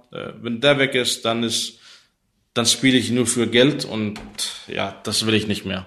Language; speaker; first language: German; non-native, learner; Danish